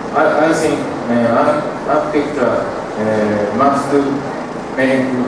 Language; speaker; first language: English; non-native, learner; Japanese